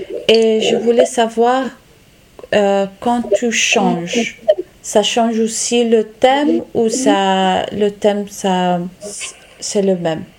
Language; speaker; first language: French; non-native, learner; Italian